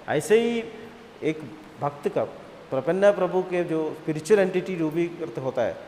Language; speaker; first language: Hindi; non-native, local second language; Malayalam